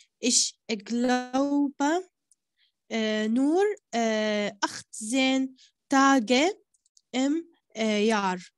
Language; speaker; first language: German; non-native, learner; Arabic